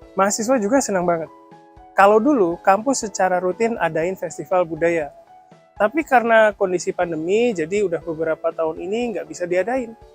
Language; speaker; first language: Indonesian; native; Indonesian